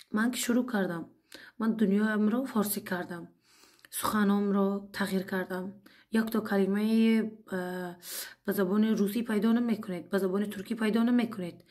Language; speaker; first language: Tajik; non-native, fluent; Uzbek